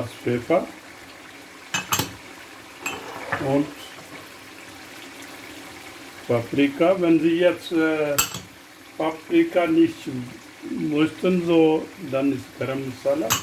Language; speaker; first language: German; non-native, learner; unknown